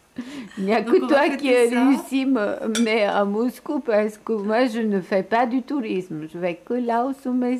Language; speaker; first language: French; non-native, local second language; Russian